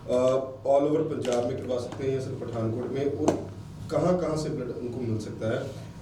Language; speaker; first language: Hindi; non-native, local second language; Punjabi